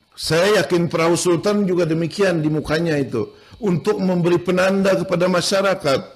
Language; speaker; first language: Indonesian; non-native, local second language; Banjar